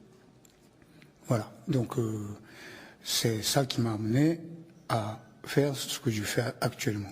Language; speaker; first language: French; non-native, fluent; Japanese